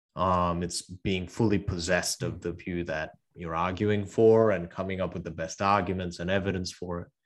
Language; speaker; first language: English; early bilingual, other home language; Korean